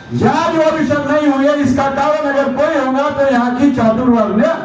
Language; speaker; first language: Hindi; non-native, local second language; Marathi